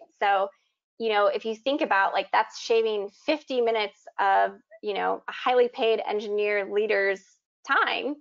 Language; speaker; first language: English; native; English